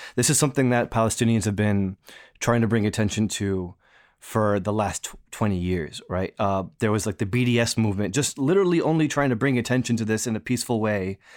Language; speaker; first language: English; native; English